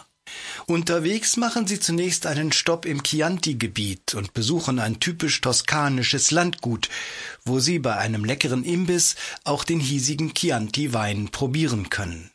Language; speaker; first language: German; native; German